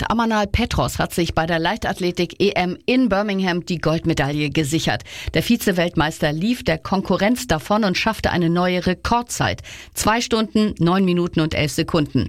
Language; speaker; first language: German; native; German